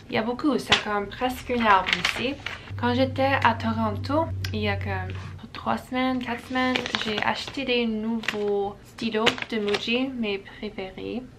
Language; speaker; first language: French; early bilingual, heritage; English